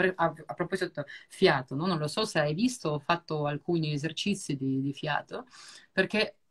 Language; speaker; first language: Italian; non-native, fluent; Russian